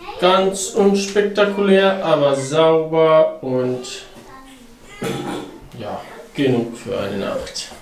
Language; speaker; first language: German; non-native, fluent; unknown